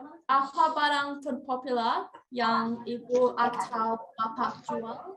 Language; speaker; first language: Indonesian; non-native, learner; English